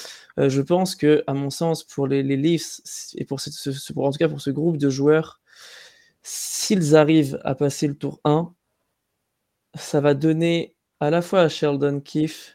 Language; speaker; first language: French; native; French